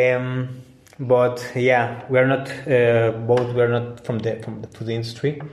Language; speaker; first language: English; non-native, fluent; Spanish